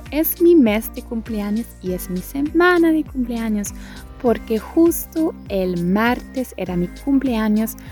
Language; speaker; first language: Spanish; non-native, fluent; German